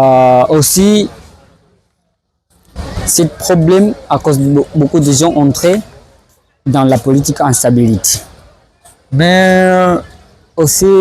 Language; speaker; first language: French; non-native, learner; Swahili